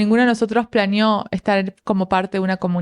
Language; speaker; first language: Spanish; native; Spanish